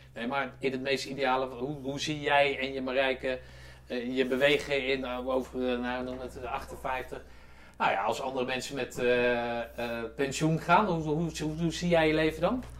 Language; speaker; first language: Dutch; native; Dutch